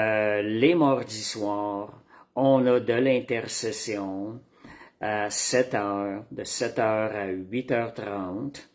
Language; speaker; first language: French; native; French